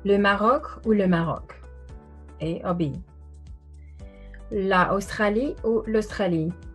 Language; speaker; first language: French; non-native, fluent; English